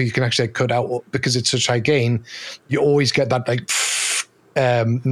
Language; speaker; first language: English; native; English